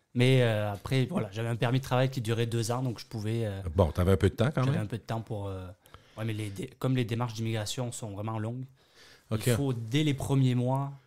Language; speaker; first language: French; native; French